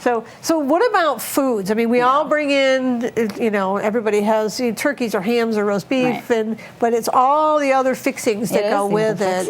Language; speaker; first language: English; native; English